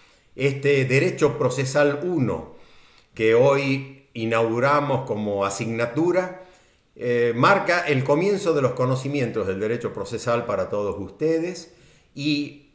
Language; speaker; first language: Spanish; native; Spanish